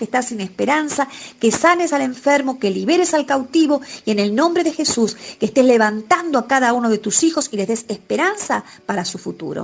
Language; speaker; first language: Spanish; native; Spanish